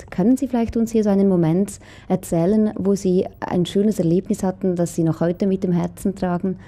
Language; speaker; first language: German; native; German